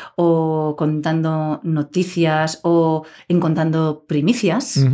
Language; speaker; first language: Spanish; native; Spanish